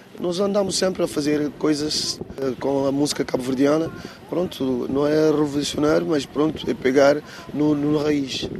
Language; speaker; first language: Portuguese; non-native, local second language; Kabuverdianu